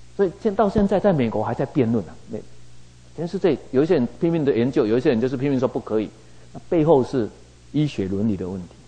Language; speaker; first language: Chinese; native; Chinese